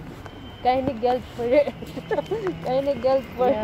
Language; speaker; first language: German; non-native, learner; Filipino